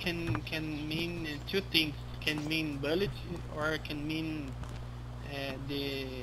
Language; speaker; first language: English; non-native, learner; Portuguese